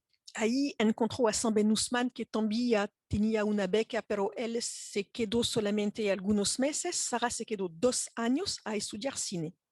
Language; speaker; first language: Spanish; non-native, fluent; French